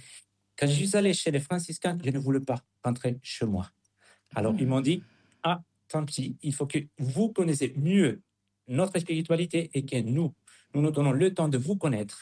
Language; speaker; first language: French; non-native, fluent; Spanish